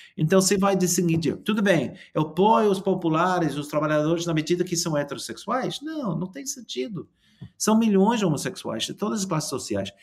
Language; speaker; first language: Portuguese; non-native, fluent; English